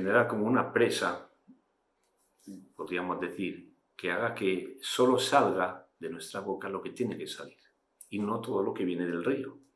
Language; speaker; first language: Spanish; native; Spanish